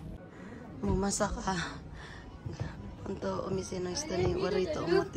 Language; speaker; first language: Japanese; non-native, fluent; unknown